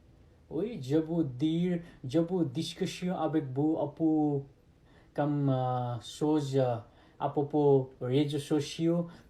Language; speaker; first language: French; non-native, learner; Nepali